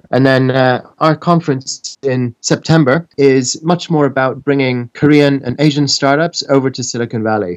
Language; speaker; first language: English; native; English